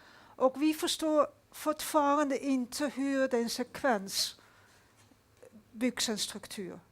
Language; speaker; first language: Swedish; non-native, fluent; Dutch